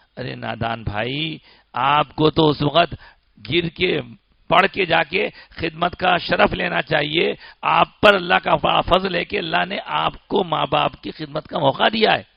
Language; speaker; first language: Urdu; native; Urdu